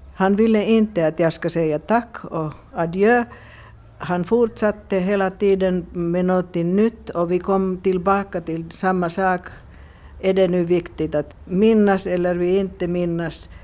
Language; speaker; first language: Swedish; non-native, local second language; Finnish